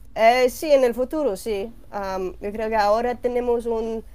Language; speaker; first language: Spanish; non-native, learner; Swedish